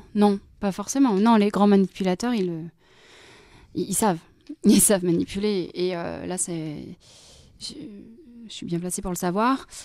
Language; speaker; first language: French; native; French